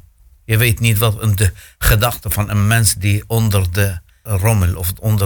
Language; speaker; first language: Dutch; non-native, fluent; Arabic